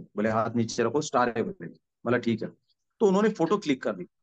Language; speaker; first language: Hindi; non-native, local second language; Marathi